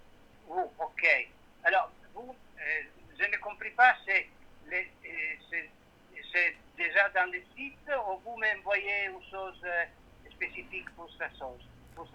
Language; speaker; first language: French; non-native, learner; Italian